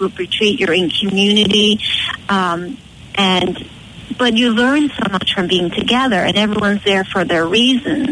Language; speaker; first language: English; native; English